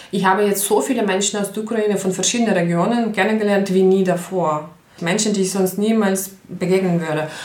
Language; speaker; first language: German; non-native, fluent; Ukrainian